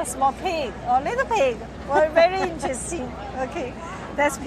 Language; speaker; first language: English; non-native, learner; Chinese